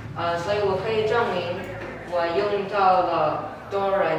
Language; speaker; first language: Chinese; non-native, learner; English